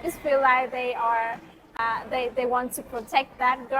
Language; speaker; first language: English; non-native, learner; Vietnamese